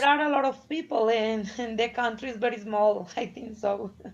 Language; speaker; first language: English; non-native, learner; Spanish